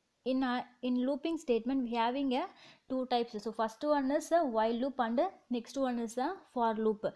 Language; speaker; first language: English; non-native, local second language; Tamil